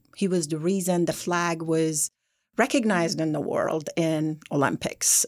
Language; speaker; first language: English; non-native, fluent; Persian